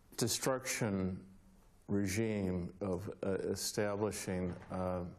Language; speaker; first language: English; native; English